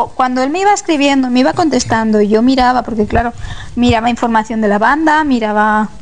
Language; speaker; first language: Spanish; native; Spanish